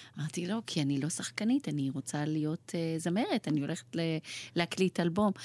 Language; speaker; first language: Hebrew; early bilingual, other home language; Persian